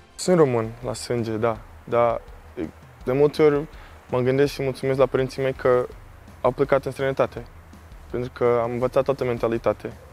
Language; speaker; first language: Romanian; early bilingual, heritage; Romanian